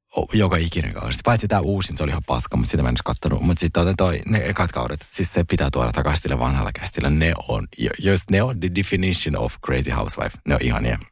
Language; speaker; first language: Finnish; early bilingual, other home language; Russian